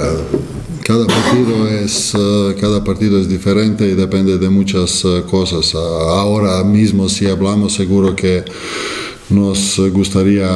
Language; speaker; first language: Spanish; non-native, fluent; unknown